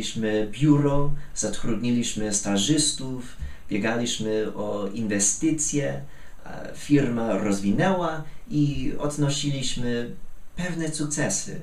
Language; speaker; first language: Polish; non-native, fluent; English